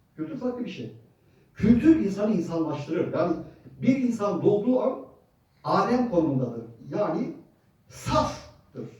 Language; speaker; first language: Turkish; native; Turkish